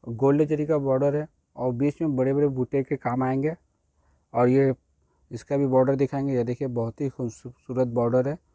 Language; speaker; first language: Hindi; native; Hindi